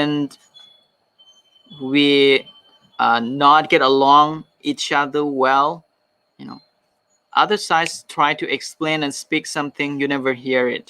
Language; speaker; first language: English; non-native, fluent; Thai